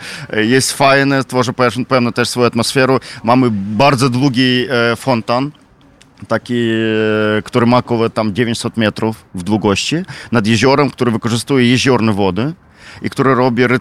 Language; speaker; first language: Polish; non-native, fluent; Ukrainian